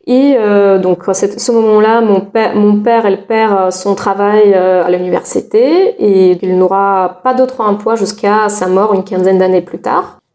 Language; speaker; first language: French; non-native, fluent; Russian